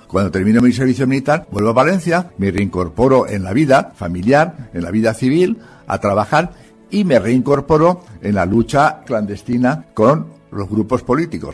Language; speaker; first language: Spanish; native; Spanish